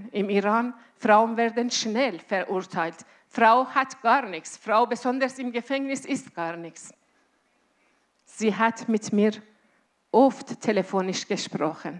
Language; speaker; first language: German; non-native, fluent; Azerbaijani